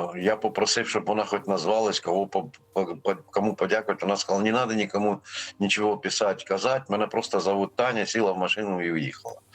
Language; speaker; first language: Ukrainian; non-native, fluent; Armenian